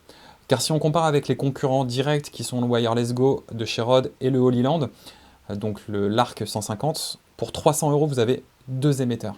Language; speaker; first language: French; native; French